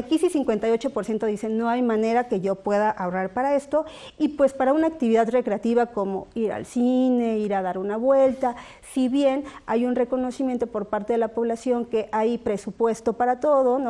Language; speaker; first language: Spanish; native; Spanish